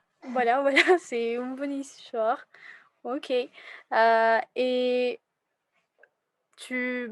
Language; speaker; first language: French; non-native, fluent; Spanish